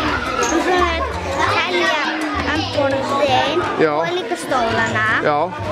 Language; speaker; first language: Icelandic; early bilingual, other home language; Polish